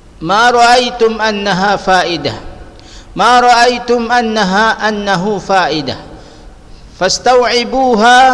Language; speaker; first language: Arabic; non-native, fluent; Indonesian